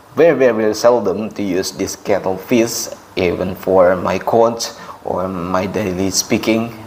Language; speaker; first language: English; non-native, fluent; Indonesian